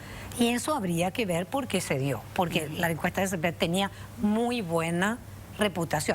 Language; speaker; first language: Spanish; native; Spanish